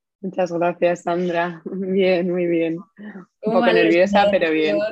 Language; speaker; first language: Spanish; native; Spanish